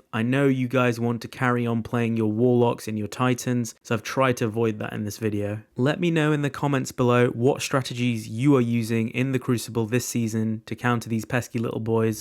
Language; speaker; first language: English; native; English